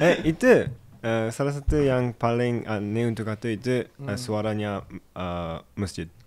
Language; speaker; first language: Indonesian; non-native, fluent; Japanese